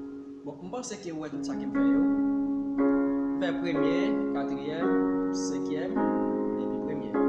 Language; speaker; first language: French; non-native, local second language; Haitian Creole